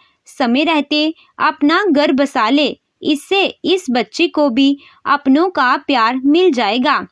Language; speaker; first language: Hindi; native; Hindi